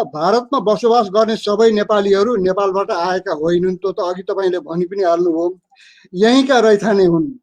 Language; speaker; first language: Nepali; native; Nepali